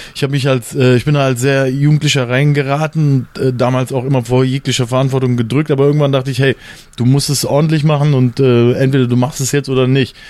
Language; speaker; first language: German; native; German